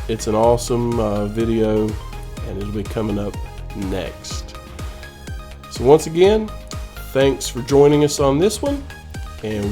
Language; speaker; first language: English; native; English